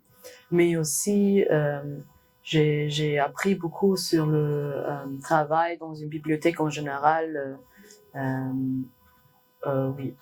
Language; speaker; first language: French; non-native, learner; German